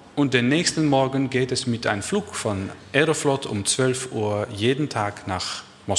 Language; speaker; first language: German; non-native, learner; Dutch